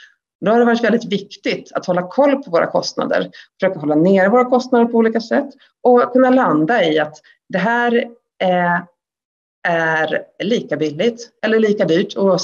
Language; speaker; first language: Swedish; native; Swedish